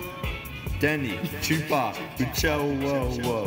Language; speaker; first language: Spanish; non-native, learner; English